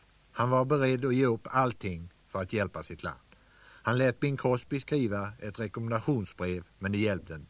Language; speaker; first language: Swedish; native; Swedish